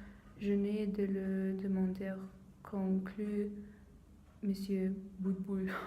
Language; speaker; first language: French; non-native, learner; German